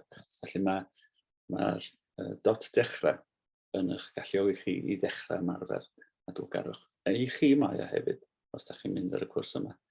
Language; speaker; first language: Welsh; native; Welsh